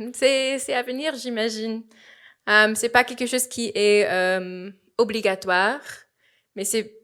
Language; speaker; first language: French; non-native, fluent; English